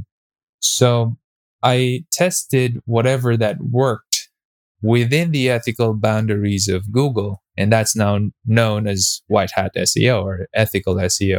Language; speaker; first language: English; non-native, local second language; Filipino